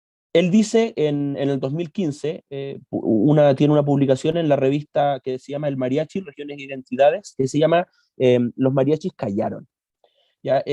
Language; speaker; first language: Spanish; native; Spanish